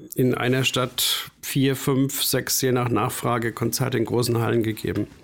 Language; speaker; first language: German; native; German